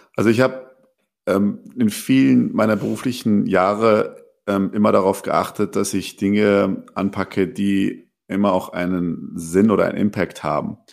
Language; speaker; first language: German; early bilingual, other home language; Persian